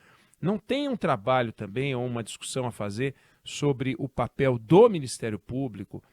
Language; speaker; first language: Portuguese; native; Portuguese